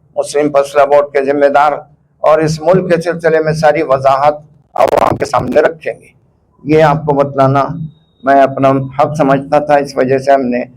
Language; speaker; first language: Urdu; native; Urdu